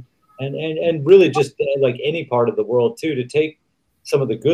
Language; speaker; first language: English; native; English